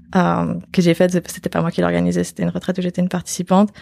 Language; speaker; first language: French; native; French